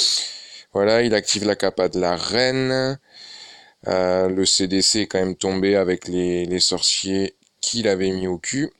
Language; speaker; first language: French; native; French